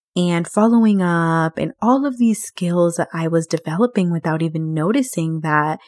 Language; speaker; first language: English; early bilingual, other home language; Spanish